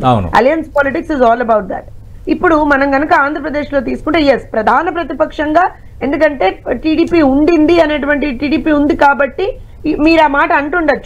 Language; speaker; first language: Telugu; native; Telugu